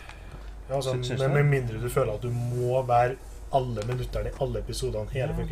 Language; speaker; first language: Norwegian; native; Norwegian